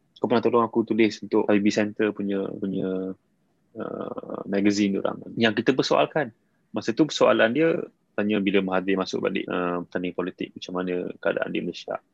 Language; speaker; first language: Malay; native; Malay